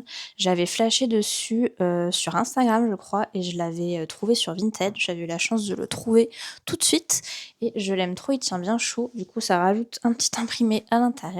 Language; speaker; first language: French; native; French